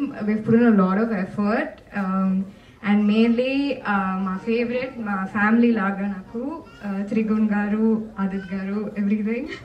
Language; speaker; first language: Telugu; non-native, fluent; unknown